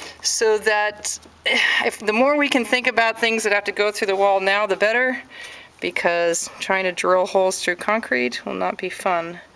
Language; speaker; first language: English; native; English